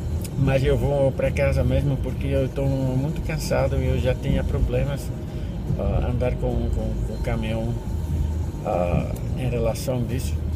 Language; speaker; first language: Portuguese; non-native, learner; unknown